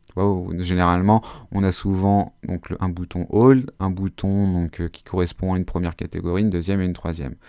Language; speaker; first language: French; native; French